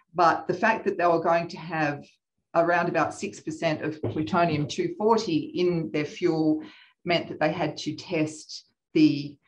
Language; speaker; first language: English; native; English